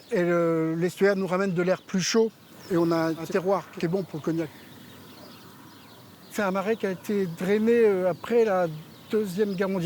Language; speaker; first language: French; native; French